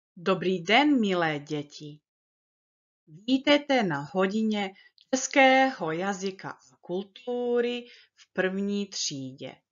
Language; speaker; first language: Czech; early bilingual, heritage; Czech